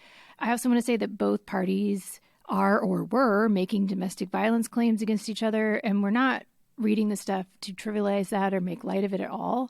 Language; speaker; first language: English; native; English